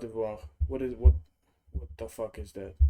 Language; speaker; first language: English; non-native, fluent; Russian